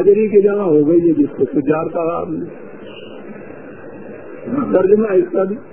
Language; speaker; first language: Urdu; non-native, local second language; Punjabi